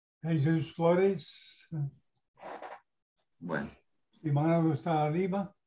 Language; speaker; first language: Spanish; non-native, fluent; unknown